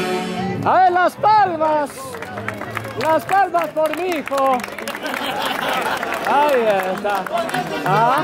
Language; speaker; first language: Spanish; native; Spanish